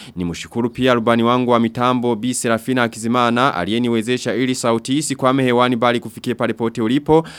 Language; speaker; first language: Swahili; non-native, local second language; Rundi